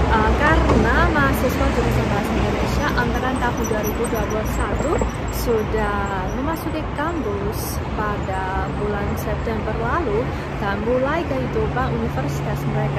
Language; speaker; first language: Indonesian; non-native, fluent; Chinese